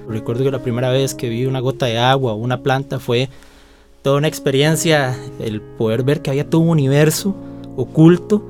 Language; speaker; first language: Spanish; native; Spanish